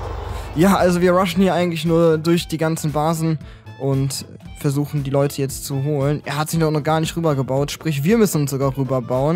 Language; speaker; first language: German; native; German